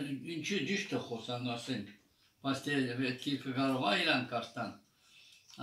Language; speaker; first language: French; non-native, fluent; Armenian